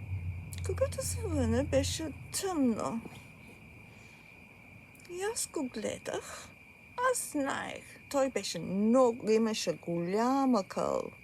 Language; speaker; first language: Bulgarian; early bilingual, heritage; Bulgarian